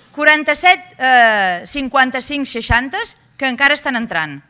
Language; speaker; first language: Catalan; native; Catalan